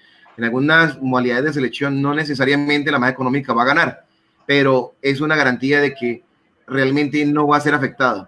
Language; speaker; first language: Spanish; native; Spanish